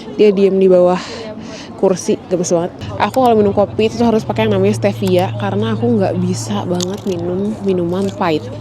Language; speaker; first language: Indonesian; native; Indonesian